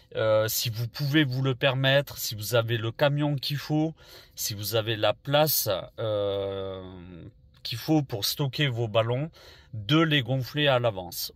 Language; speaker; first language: French; native; French